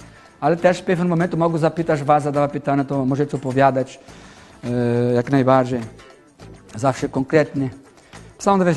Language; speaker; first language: Polish; non-native, learner; Portuguese